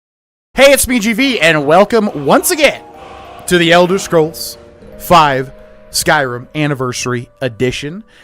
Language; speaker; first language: English; native; English